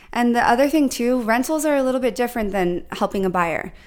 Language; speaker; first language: English; native; English